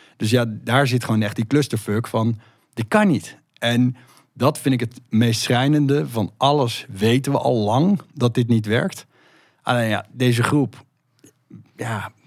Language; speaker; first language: Dutch; native; Dutch